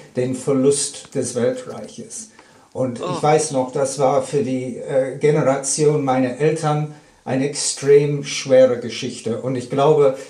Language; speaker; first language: German; non-native, fluent; English